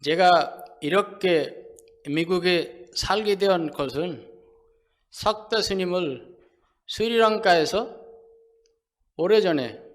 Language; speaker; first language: Korean; non-native, fluent; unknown